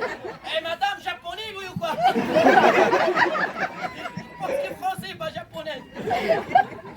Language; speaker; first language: French; non-native, local second language; Arabic